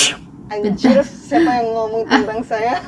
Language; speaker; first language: Indonesian; non-native, fluent; Chinese